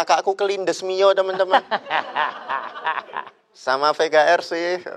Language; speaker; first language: Indonesian; native; Indonesian